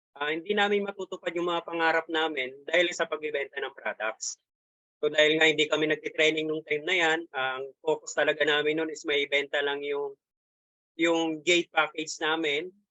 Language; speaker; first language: Filipino; native; Filipino